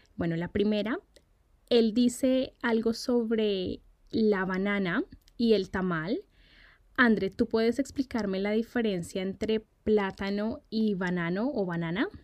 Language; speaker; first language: Spanish; native; Spanish